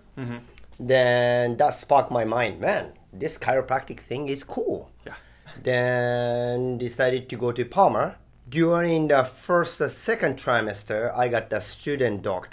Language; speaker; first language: English; non-native, fluent; Japanese